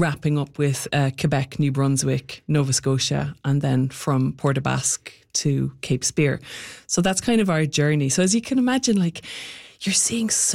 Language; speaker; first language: English; native; English